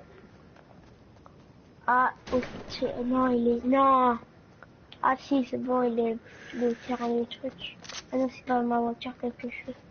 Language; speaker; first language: French; native; French